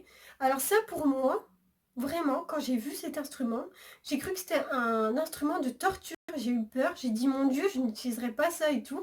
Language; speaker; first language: French; native; French